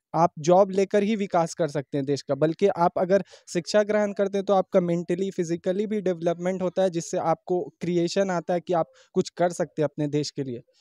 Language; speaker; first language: Hindi; native; Hindi